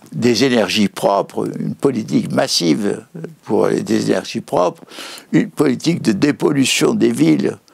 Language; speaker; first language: French; native; French